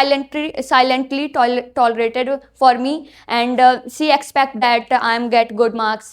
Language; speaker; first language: English; non-native, learner; Hindi